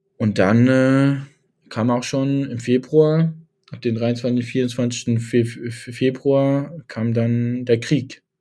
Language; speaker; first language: German; early bilingual, other home language; Kurdish